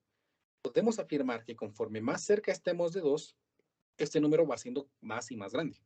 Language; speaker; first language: Spanish; native; Spanish